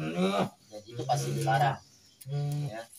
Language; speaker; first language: Indonesian; native; Indonesian